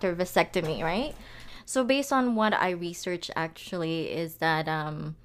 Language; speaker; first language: English; non-native, local second language; Filipino